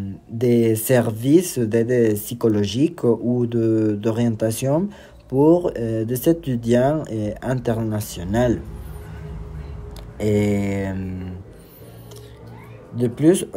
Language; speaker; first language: French; non-native, learner; Spanish